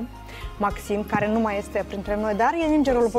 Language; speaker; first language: Romanian; native; Romanian